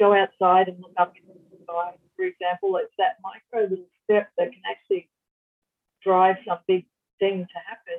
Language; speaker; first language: English; native; English